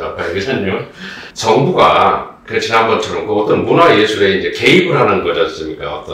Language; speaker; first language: Korean; native; Korean